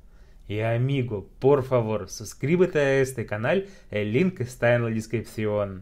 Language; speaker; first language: Spanish; non-native, learner; Russian